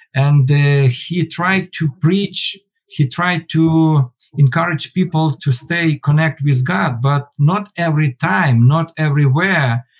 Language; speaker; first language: English; non-native, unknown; Ukrainian